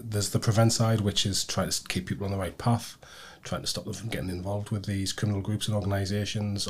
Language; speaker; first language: English; native; English